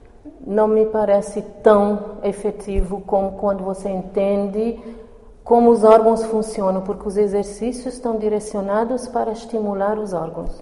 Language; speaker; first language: Portuguese; non-native, local second language; Kabuverdianu